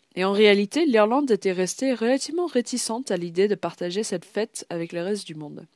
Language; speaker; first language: French; non-native, fluent; English